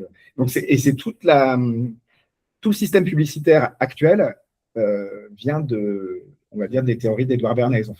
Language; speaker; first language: French; native; French